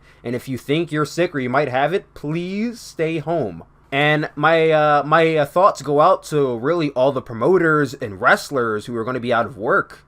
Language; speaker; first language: English; native; English